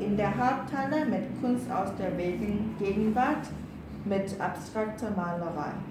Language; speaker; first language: German; non-native, learner; Korean